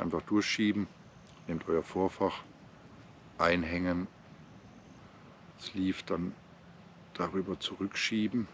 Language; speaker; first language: German; native; German